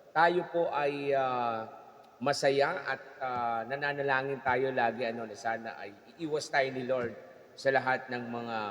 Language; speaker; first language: Filipino; non-native, local second language; Bikol